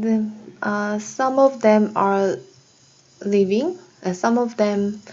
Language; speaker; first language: English; non-native, learner; Korean